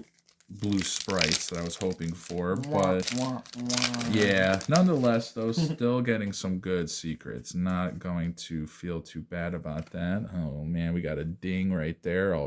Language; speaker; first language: English; native; English